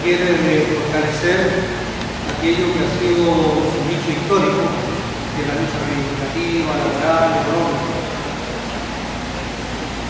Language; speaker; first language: Spanish; native; Spanish